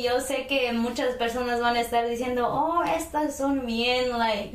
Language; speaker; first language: Spanish; early bilingual, heritage; Spanish